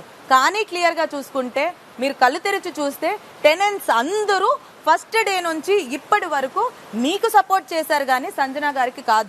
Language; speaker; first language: Telugu; native; Telugu